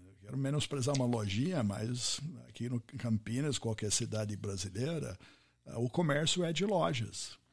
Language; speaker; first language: Portuguese; non-native, fluent; English